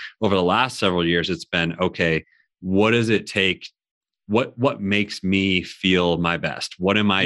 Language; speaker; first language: English; native; English